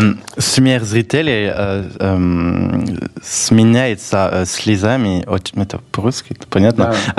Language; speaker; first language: Russian; non-native, fluent; French